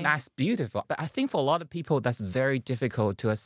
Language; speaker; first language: English; non-native, fluent; Chinese